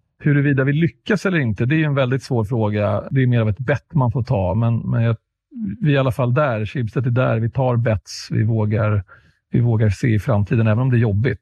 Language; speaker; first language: Swedish; native; Swedish